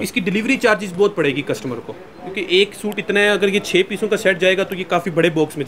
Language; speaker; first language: Urdu; native; Urdu